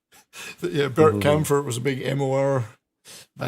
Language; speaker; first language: English; native; English